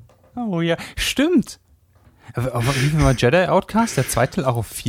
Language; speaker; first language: German; native; German